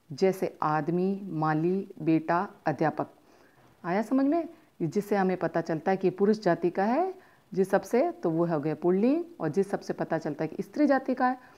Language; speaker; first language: Hindi; native; Hindi